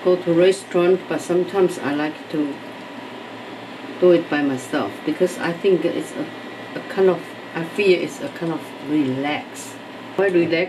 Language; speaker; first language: English; non-native, learner; Chinese